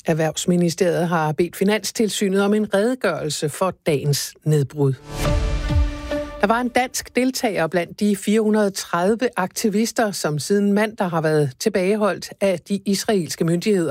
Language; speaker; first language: Danish; native; Danish